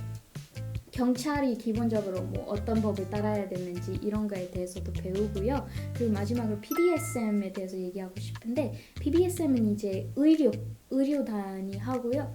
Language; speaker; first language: Korean; non-native, fluent; Malay